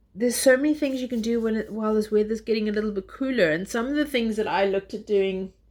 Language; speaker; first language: English; native; English